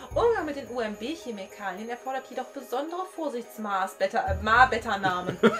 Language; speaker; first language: German; native; German